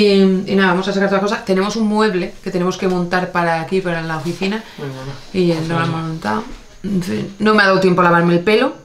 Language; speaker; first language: Spanish; native; Spanish